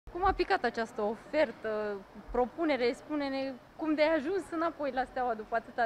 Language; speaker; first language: Romanian; native; Romanian